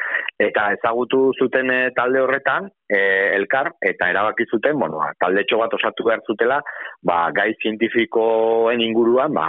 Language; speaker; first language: Basque; native; Basque